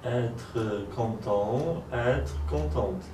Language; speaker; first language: French; non-native, learner; Polish